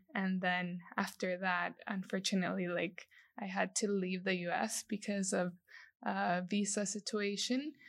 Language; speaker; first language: English; non-native, fluent; Spanish